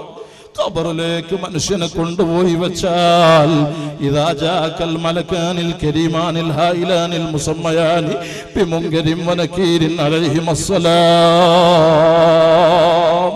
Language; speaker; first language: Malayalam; native; Malayalam